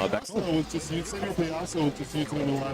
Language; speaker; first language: English; native; English